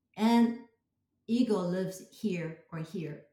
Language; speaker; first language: English; non-native, fluent; Chinese